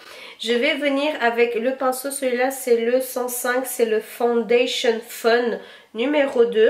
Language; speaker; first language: French; native; French